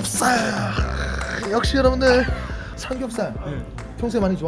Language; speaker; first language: Korean; native; Korean